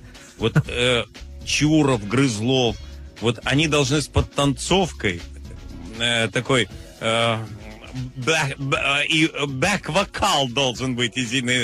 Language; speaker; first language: Russian; native; Russian